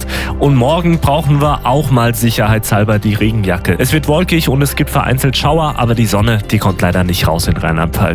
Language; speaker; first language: German; native; German